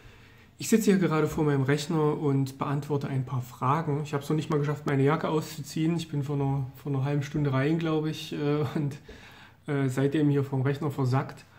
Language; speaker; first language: German; native; German